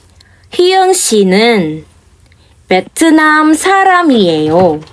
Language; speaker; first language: Korean; non-native, fluent; Filipino